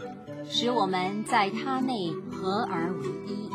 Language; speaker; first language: Chinese; native; Chinese